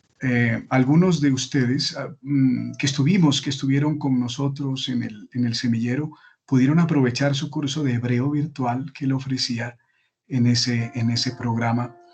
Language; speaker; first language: Spanish; native; Spanish